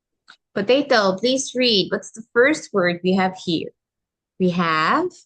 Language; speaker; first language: English; non-native, local second language; Filipino